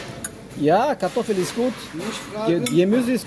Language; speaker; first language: German; non-native, fluent; Russian